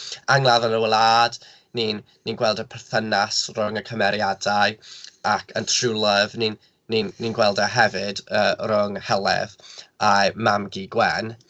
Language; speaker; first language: Welsh; non-native, local second language; English